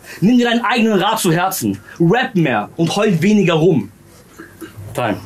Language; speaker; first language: German; early bilingual, other home language; Romanian